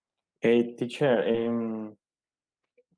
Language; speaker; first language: English; non-native, learner; Spanish